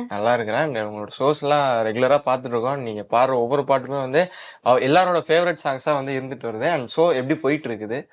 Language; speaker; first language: Tamil; native; Tamil